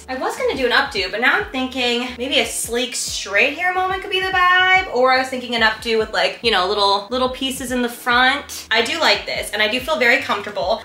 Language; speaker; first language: English; native; English